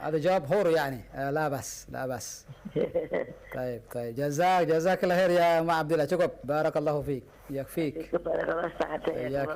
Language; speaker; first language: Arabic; non-native, fluent; Indonesian